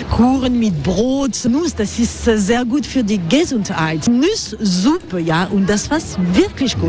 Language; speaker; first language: German; non-native, fluent; French